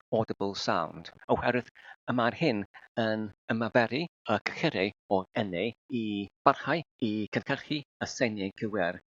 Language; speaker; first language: Welsh; non-native, learner; Filipino